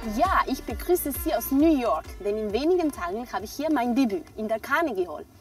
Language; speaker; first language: German; non-native, fluent; Spanish